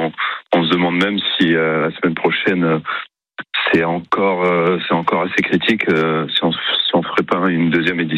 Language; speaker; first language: French; native; French